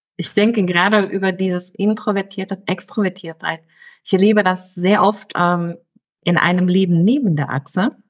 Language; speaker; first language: German; early bilingual, other home language; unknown